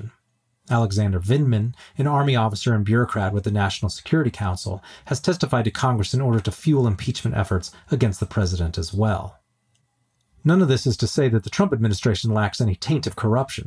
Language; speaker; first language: English; native; English